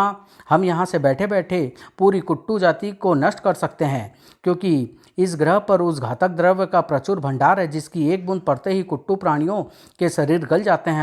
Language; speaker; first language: Hindi; native; Hindi